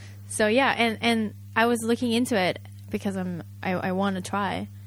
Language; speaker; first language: English; early bilingual, other home language; Japanese